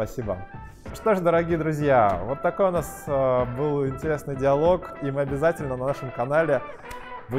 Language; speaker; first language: Russian; native; Russian